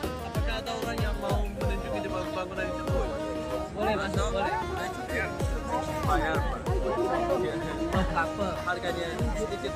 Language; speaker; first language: Indonesian; non-native, fluent; Turkish